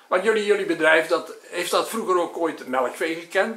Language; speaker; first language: Dutch; native; Dutch